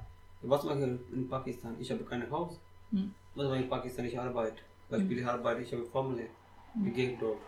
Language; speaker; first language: German; non-native, learner; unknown